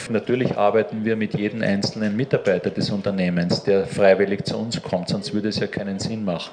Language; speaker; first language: German; native; German